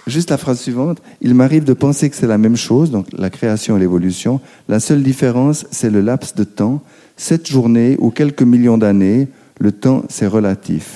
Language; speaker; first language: French; native; French